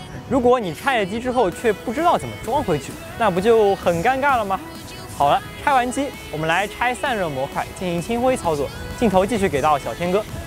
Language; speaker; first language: Chinese; native; Chinese